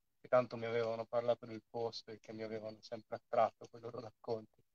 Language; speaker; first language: Italian; native; Italian